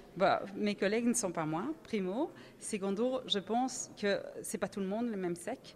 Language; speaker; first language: French; early bilingual, other home language; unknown